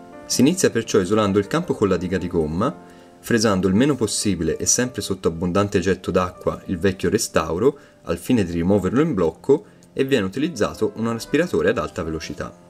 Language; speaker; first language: Italian; native; Italian